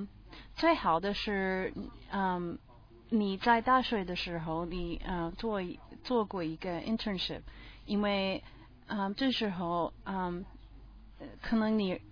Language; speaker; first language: Chinese; non-native, learner; English